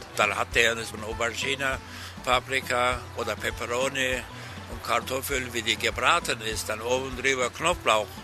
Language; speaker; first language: German; non-native, learner; Turkish